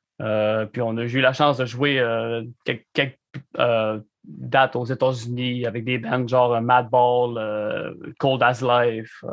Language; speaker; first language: French; native; French